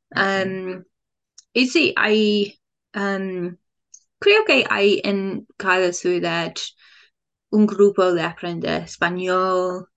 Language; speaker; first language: Spanish; non-native, fluent; English